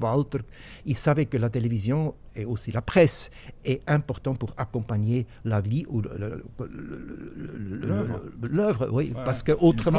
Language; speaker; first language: French; non-native, local second language; German